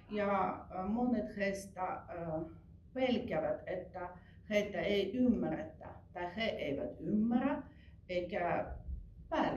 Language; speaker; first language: Finnish; non-native, fluent; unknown